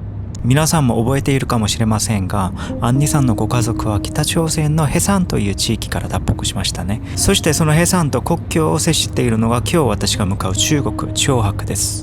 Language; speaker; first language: Japanese; non-native, fluent; Korean